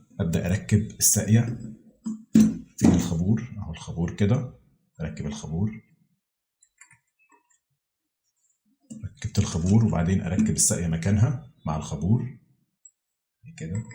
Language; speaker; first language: Arabic; native; Arabic